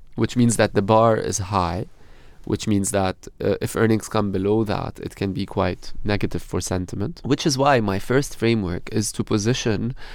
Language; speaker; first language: English; non-native, fluent; Arabic